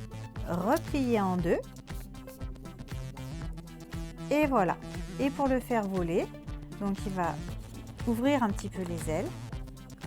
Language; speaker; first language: French; native; French